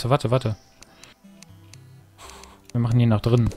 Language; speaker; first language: German; native; German